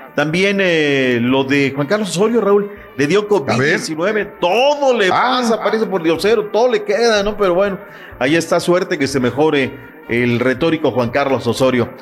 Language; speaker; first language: Spanish; native; Spanish